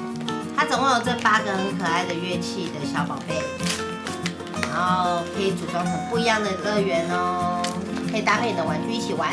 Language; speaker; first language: Chinese; native; Chinese